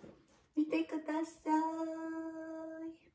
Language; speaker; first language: Japanese; non-native, learner; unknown